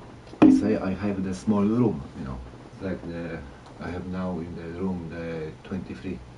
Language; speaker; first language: English; non-native, learner; Polish